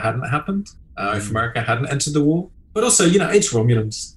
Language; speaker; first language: English; native; English